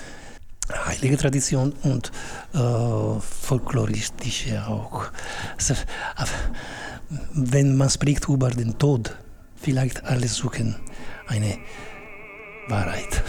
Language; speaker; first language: German; non-native, fluent; Italian